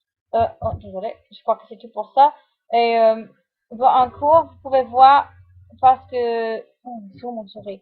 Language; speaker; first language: French; non-native, fluent; English